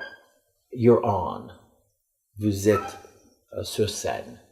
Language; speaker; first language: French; non-native, fluent; English